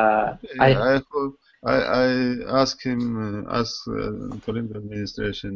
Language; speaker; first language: English; non-native, learner; Russian